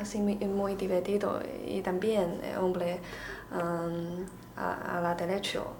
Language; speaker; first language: Spanish; non-native, learner; Chinese